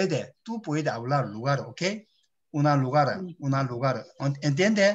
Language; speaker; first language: Spanish; non-native, learner; Korean